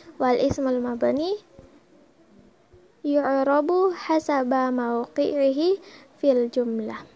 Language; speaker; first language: Arabic; non-native, learner; Indonesian